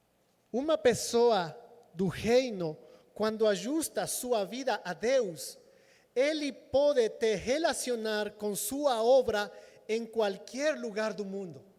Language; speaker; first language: Portuguese; non-native, fluent; Spanish